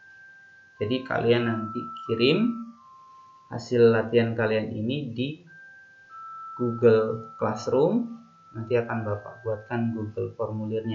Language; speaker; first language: Indonesian; native; Indonesian